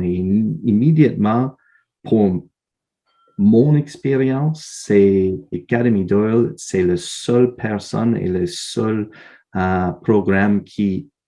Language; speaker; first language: French; non-native, learner; English